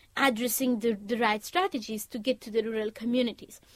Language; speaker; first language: English; non-native, fluent; Persian